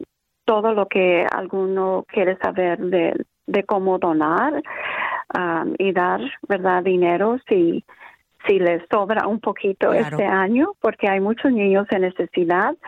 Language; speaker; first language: Spanish; early bilingual, other home language; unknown